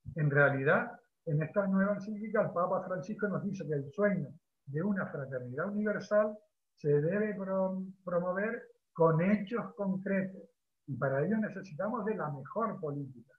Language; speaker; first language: Spanish; native; Spanish